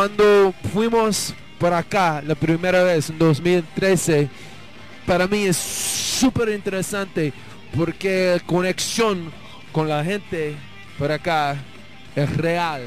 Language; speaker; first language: Spanish; non-native, learner; English